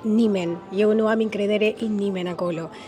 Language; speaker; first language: Romanian; non-native, learner; Spanish